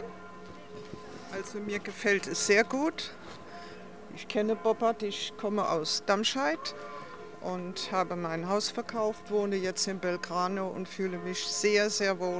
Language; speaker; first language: German; native; German